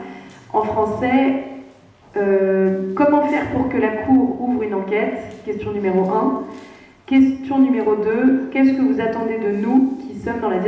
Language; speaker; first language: French; native; French